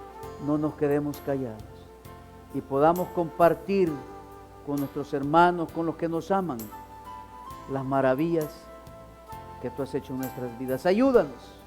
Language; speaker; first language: Spanish; native; Spanish